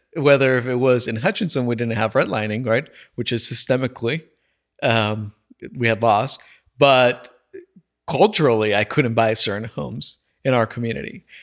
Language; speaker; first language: English; non-native, fluent; Spanish